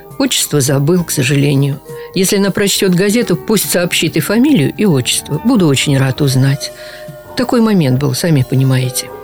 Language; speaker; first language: Russian; native; Russian